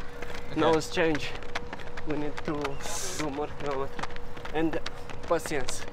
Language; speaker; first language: English; non-native, learner; Italian